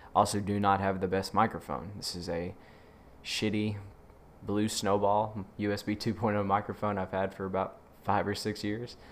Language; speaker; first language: English; native; English